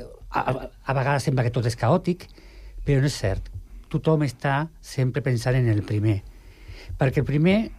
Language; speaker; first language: Catalan; non-native, local second language; Spanish